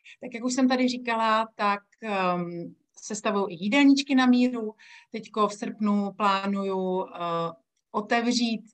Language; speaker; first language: Czech; native; Czech